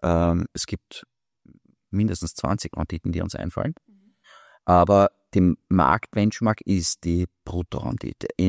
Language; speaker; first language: German; native; German